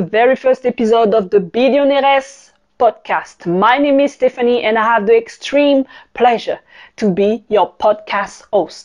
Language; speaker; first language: English; non-native, fluent; French